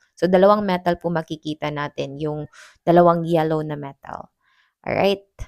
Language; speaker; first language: Filipino; non-native, local second language; Cebuano